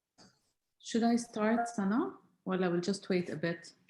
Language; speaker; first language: English; non-native, fluent; Arabic